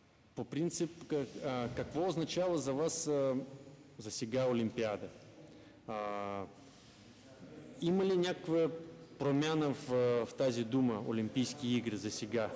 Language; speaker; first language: Bulgarian; non-native, learner; Russian